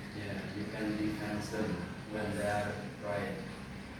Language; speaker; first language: English; non-native, fluent; Indonesian